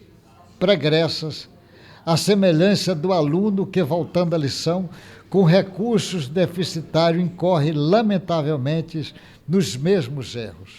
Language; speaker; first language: Portuguese; native; Portuguese